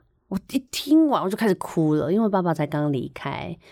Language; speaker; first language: Chinese; native; Chinese